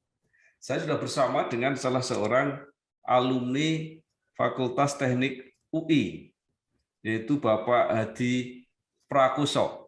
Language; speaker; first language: Indonesian; native; Indonesian